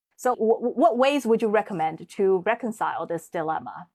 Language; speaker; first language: English; non-native, fluent; Chinese